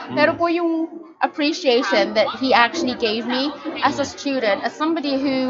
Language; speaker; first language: English; non-native, local second language; Filipino